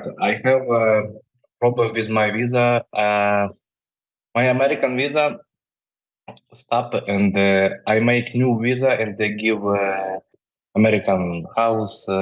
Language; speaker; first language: English; non-native, learner; Ukrainian